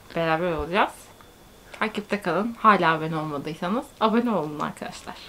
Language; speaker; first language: Turkish; early bilingual, heritage; Turkish